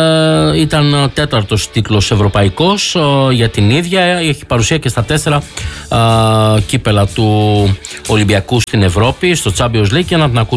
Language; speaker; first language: Greek; native; Greek